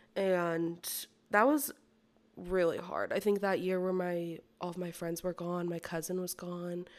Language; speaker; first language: English; native; English